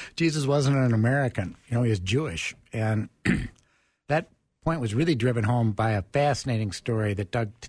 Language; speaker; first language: English; early bilingual, other home language; German